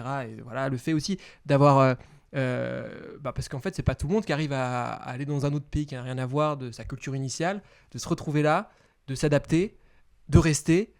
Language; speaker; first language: French; native; French